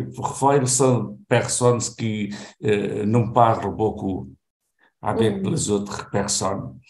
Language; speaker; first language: French; non-native, fluent; Portuguese